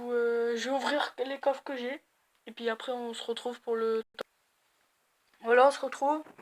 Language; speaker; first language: French; native; French